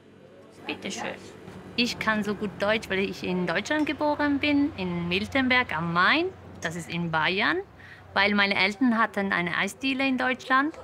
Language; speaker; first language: German; early bilingual, other home language; Italian